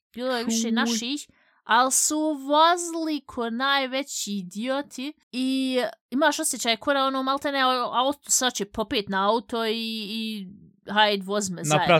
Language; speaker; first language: Bosnian; early bilingual, heritage; Bosnian